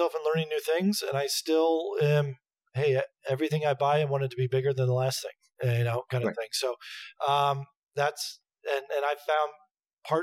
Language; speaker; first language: English; native; English